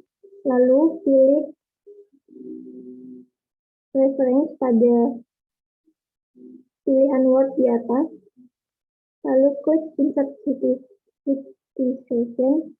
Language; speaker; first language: Indonesian; native; Indonesian